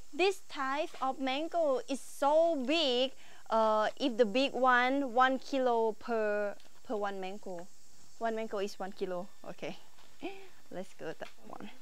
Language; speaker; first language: English; non-native, learner; Thai